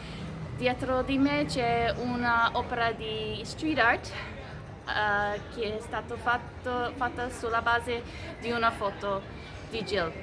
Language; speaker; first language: Italian; non-native, fluent; English